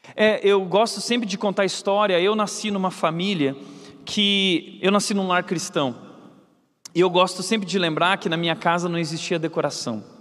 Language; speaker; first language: Portuguese; native; Portuguese